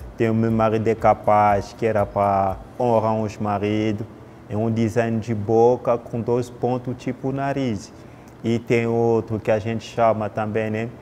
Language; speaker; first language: Portuguese; non-native, fluent; Lingala